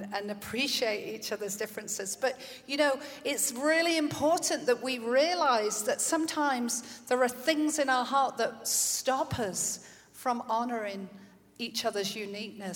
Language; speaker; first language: English; native; English